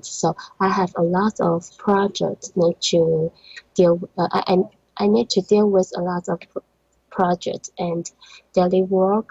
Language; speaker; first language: English; non-native, learner; Chinese